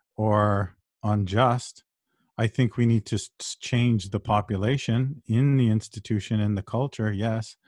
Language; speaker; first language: English; native; English